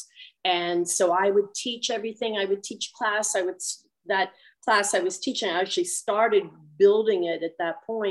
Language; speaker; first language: English; native; English